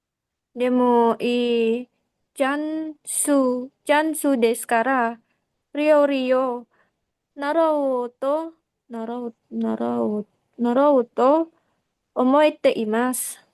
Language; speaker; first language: Japanese; non-native, learner; Indonesian